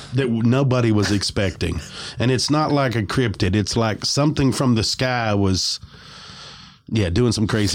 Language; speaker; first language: English; native; English